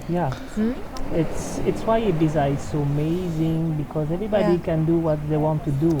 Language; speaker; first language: English; non-native, fluent; French